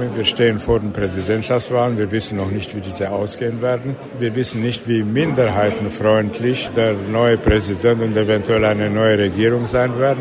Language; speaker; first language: German; native; German